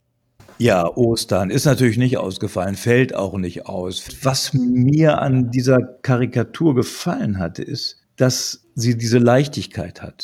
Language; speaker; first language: German; native; German